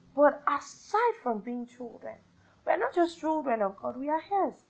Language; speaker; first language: English; non-native, local second language; Yoruba